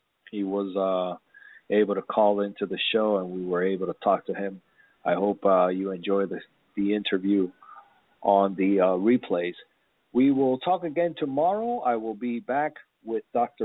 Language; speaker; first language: English; early bilingual, other home language; Spanish